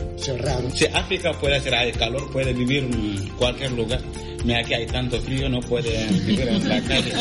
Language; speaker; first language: Spanish; non-native, learner; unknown